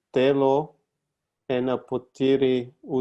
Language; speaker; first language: Greek; non-native, learner; English